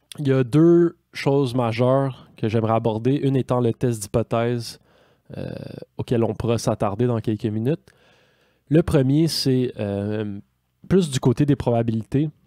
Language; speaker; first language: French; native; French